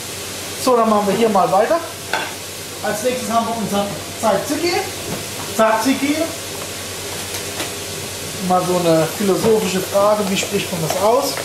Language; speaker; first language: German; native; German